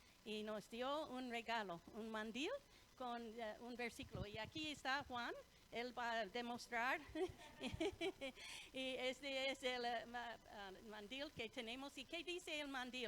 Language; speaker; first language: Spanish; non-native, fluent; English